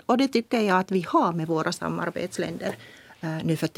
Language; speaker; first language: Swedish; non-native, local second language; Finnish